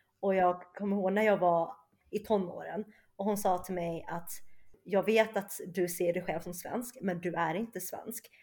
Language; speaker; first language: Swedish; early bilingual, other home language; Chinese